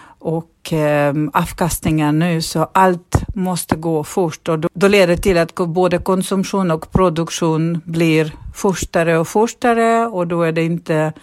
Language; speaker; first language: Swedish; non-native, fluent; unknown